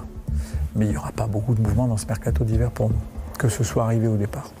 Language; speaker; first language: French; native; French